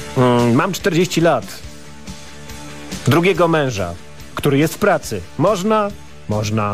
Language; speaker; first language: Polish; native; Polish